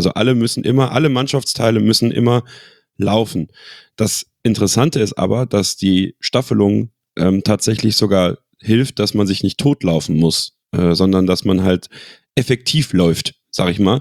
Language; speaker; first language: German; native; German